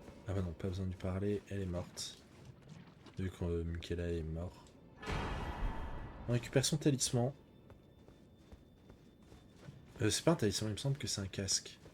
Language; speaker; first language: French; native; French